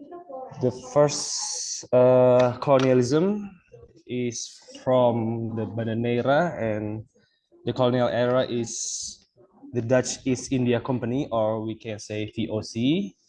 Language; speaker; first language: English; non-native, local second language; Indonesian